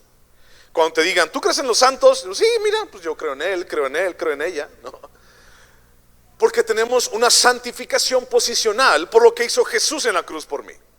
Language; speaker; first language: Spanish; native; Spanish